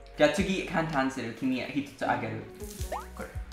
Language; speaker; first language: Japanese; non-native, learner; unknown